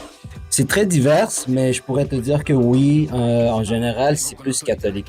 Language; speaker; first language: French; non-native, fluent; Spanish